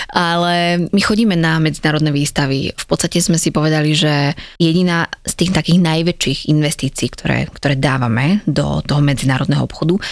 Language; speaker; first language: Slovak; native; Slovak